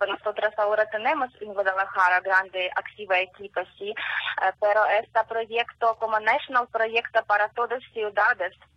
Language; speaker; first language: Spanish; non-native, learner; Ukrainian